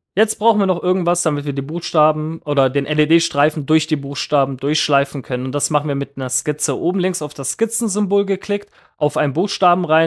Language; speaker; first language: German; native; German